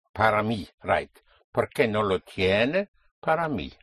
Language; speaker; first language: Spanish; non-native, fluent; English